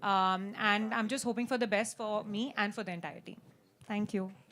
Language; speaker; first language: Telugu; non-native, learner; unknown